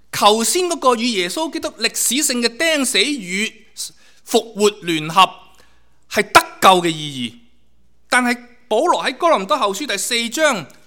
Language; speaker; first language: Cantonese; native; Cantonese